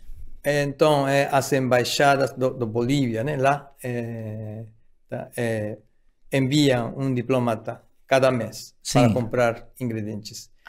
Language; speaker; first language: Portuguese; non-native, fluent; Japanese